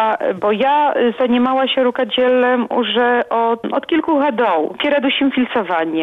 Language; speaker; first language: Polish; non-native, local second language; Belarusian